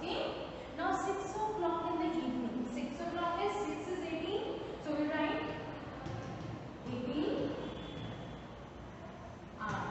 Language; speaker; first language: English; non-native, local second language; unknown